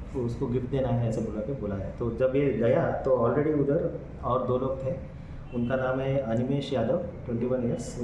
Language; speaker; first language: Hindi; non-native, local second language; Bangla